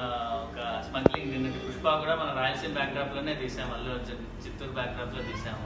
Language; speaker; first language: Telugu; native; Telugu